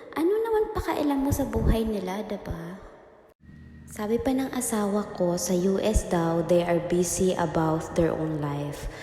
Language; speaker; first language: Filipino; native; Filipino